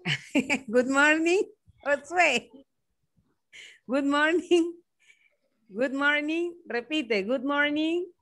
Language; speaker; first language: English; non-native, learner; Spanish